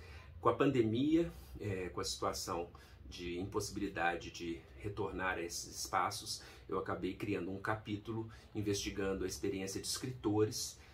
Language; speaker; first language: Portuguese; native; Portuguese